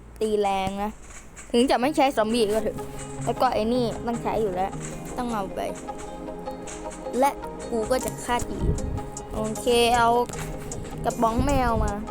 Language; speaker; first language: Thai; native; Thai